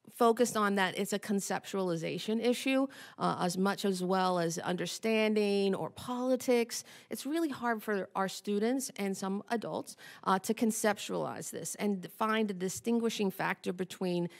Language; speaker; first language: English; native; English